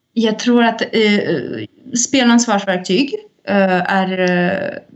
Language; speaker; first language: Swedish; non-native, fluent; Russian